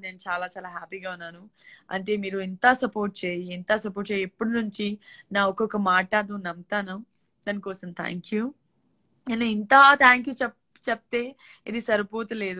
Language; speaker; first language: Telugu; non-native, learner; Gujarati